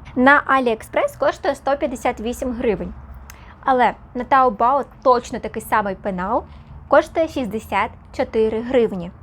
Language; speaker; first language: Ukrainian; non-native, local second language; Russian